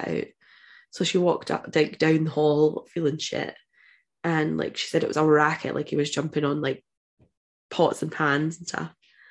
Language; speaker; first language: English; native; English